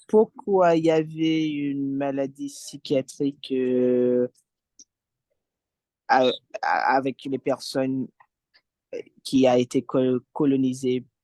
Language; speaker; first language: French; non-native, fluent; English